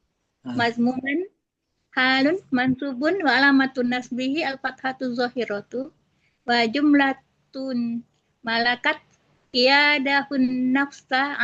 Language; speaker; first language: Arabic; non-native, learner; Indonesian